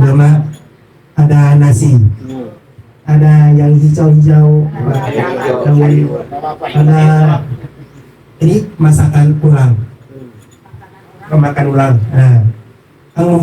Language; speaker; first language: Indonesian; non-native, learner; Thai